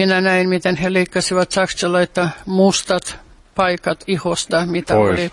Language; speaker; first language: Finnish; non-native, fluent; Russian